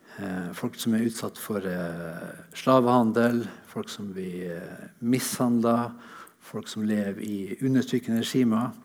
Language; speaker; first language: Norwegian; native; Norwegian